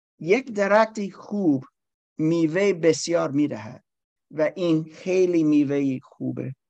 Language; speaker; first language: Persian; non-native, learner; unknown